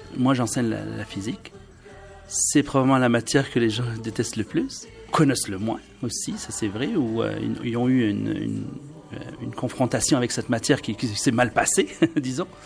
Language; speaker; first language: French; non-native, local second language; Arabic